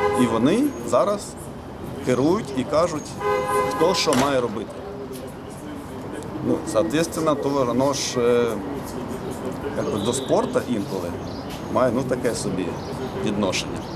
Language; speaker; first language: Ukrainian; native; Ukrainian